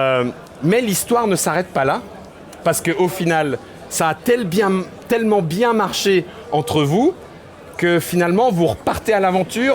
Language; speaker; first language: French; native; French